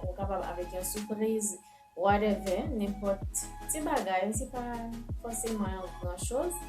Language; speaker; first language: French; non-native, learner; Haitian Creole